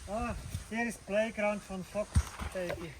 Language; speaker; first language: German; native; German